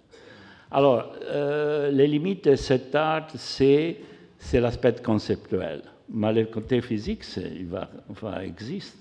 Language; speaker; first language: French; non-native, fluent; Italian